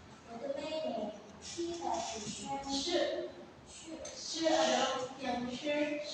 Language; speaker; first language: Chinese; non-native, fluent; Indonesian